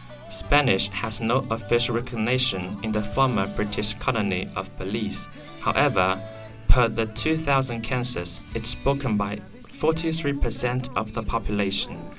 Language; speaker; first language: English; non-native, fluent; Chinese